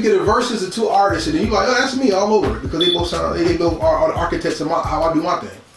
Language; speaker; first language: English; native; English